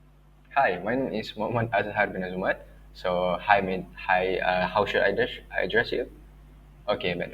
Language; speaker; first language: English; non-native, local second language; Malay